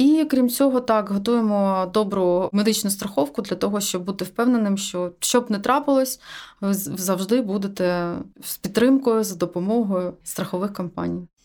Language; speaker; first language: Ukrainian; native; Ukrainian